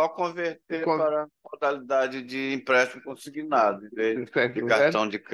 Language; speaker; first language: Portuguese; native; Portuguese